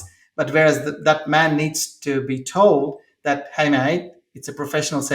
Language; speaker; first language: English; non-native, local second language; Telugu